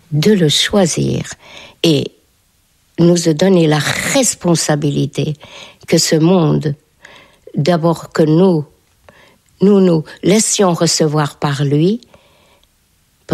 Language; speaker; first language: French; non-native, fluent; Hungarian